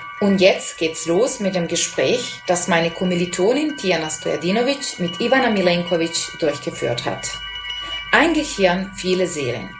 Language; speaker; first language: German; non-native, fluent; Serbian